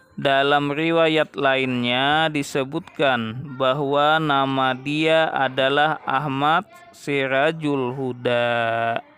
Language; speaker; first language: Indonesian; non-native, local second language; Banjar